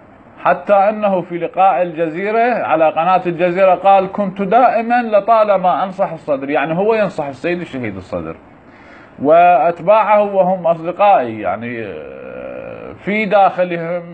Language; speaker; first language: Arabic; native; Arabic